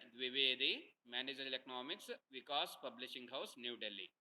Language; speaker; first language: English; non-native, local second language; Kannada